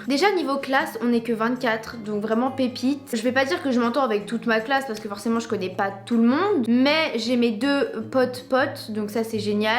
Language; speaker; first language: French; native; French